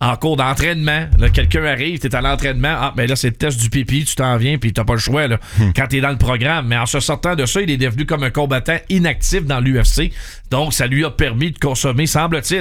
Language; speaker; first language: French; native; French